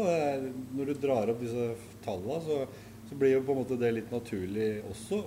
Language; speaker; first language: Norwegian; native; Norwegian